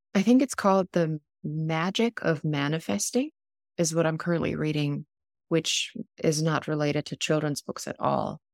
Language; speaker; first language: English; non-native, fluent; German